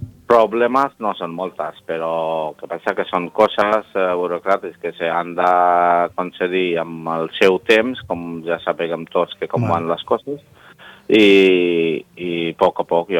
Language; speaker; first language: Catalan; non-native, learner; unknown